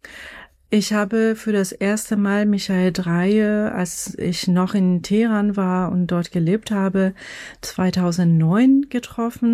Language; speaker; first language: German; non-native, fluent; Persian